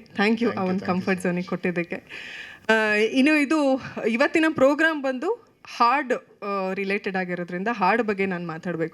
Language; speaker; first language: Kannada; native; Kannada